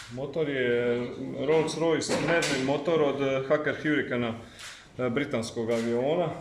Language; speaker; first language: Croatian; native; Croatian